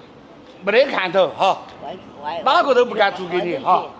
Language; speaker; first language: Chinese; native; Chinese